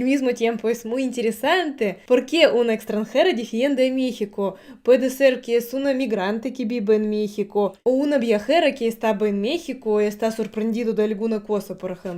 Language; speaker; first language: Spanish; non-native, fluent; Russian